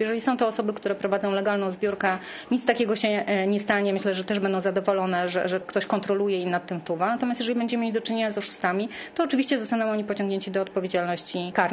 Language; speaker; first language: Polish; native; Polish